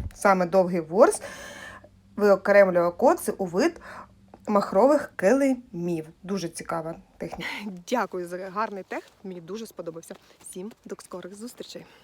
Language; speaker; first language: Ukrainian; non-native, local second language; Russian